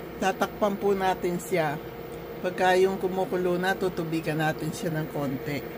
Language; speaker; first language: Filipino; native; Filipino